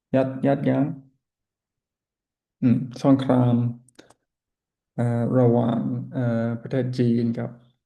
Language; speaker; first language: Thai; non-native, learner; English